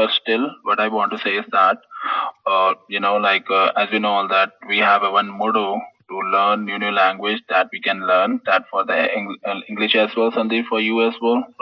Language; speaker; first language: English; non-native, local second language; Hindi